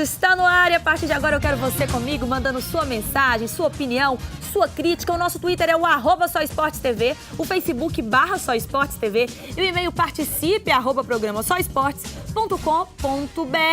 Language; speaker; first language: Portuguese; native; Portuguese